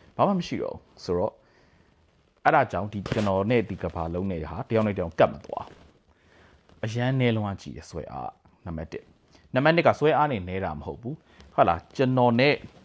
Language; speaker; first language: Burmese; native; Burmese